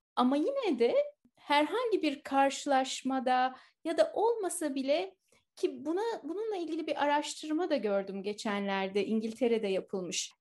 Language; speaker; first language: Turkish; native; Turkish